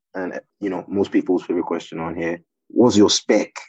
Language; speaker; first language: English; non-native, local second language; Yoruba